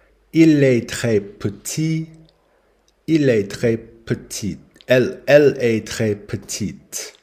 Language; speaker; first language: French; non-native, learner; English